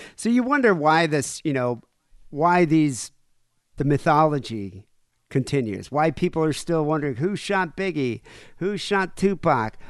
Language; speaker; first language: English; native; English